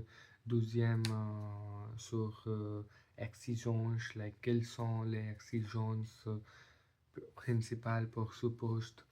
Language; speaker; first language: French; non-native, learner; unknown